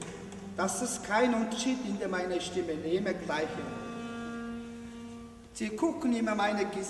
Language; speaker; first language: German; non-native, learner; Mongolian